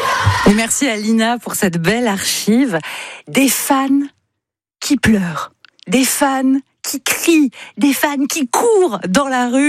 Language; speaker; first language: French; native; French